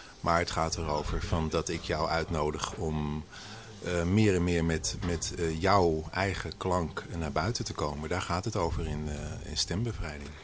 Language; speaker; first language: Dutch; native; Dutch